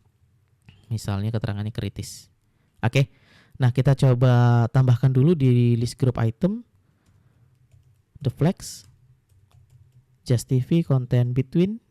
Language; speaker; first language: Indonesian; native; Indonesian